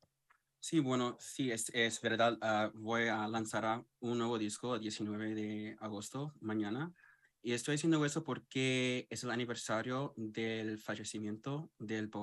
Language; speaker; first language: Spanish; early bilingual, heritage; English